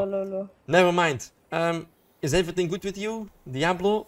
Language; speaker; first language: English; non-native, learner; Dutch